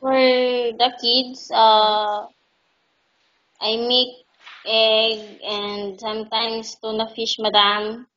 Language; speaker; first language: English; non-native, learner; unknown